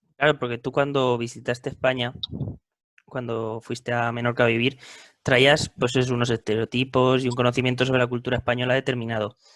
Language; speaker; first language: Spanish; native; Spanish